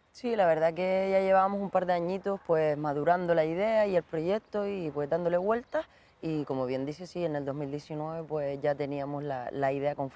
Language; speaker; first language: Spanish; native; Spanish